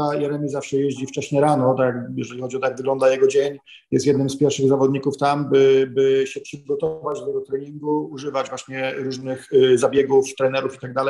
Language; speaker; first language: Polish; native; Polish